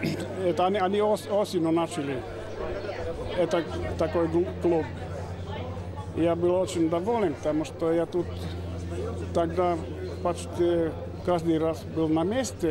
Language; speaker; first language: Russian; non-native, fluent; Finnish